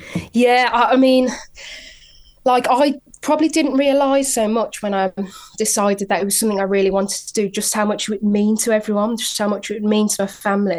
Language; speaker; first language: English; native; English